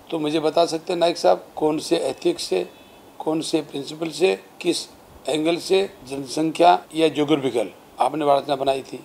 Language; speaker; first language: Hindi; non-native, local second language; Marathi